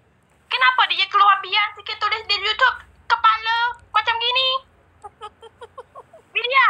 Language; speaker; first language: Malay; non-native, learner; Vietnamese